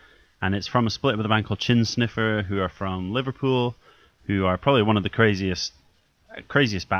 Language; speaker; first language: English; native; English